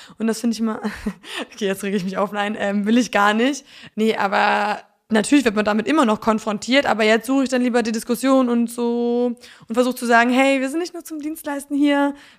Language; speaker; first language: German; early bilingual, other home language; Polish